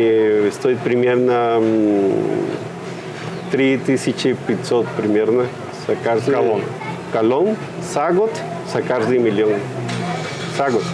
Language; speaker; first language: Russian; non-native, fluent; Spanish